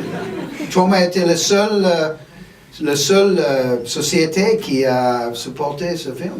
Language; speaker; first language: French; non-native, fluent; English